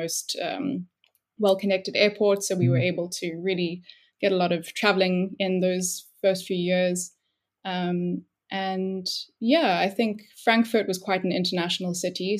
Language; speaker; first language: English; native; English